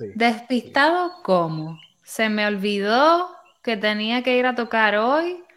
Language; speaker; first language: Spanish; native; Spanish